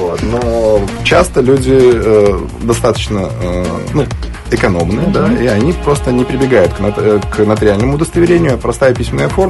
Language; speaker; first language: Russian; native; Russian